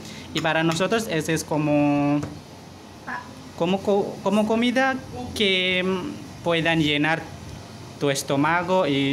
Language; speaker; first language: Spanish; non-native, learner; Indonesian